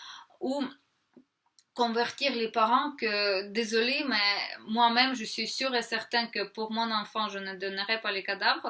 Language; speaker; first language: French; non-native, fluent; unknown